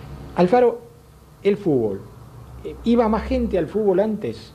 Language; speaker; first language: Spanish; native; Spanish